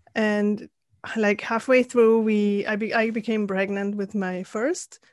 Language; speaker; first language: English; non-native, fluent; German